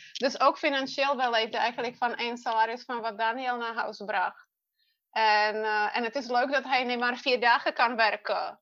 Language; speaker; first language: Dutch; non-native, fluent; Czech